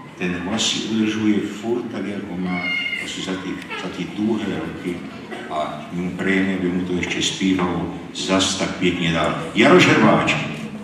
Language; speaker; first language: Czech; native; Czech